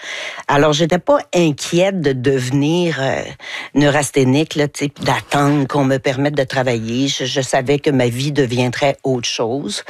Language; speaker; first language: French; native; French